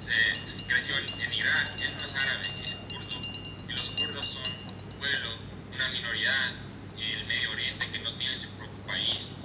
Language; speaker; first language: Spanish; non-native, fluent; English